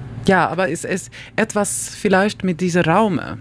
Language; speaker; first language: German; non-native, learner; Swedish